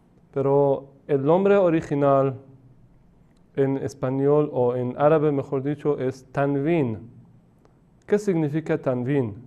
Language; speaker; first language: Spanish; non-native, fluent; Persian